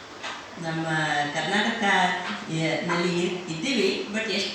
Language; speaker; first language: Kannada; non-native, local second language; Telugu